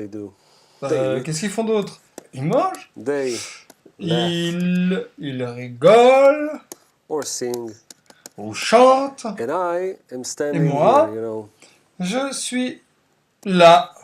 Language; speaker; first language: French; non-native, fluent; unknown